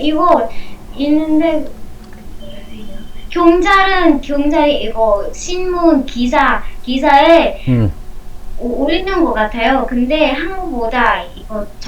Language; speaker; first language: Korean; non-native, learner; Vietnamese